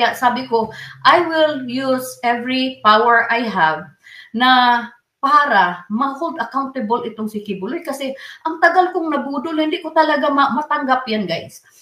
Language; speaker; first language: Filipino; non-native, local second language; Cebuano